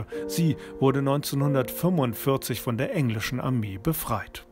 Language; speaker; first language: German; native; German